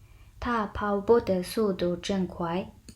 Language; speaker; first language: Chinese; non-native, fluent; Mongolian